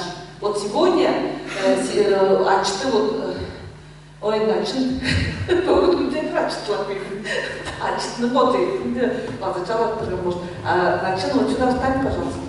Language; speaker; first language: Russian; non-native, local second language; Tuvinian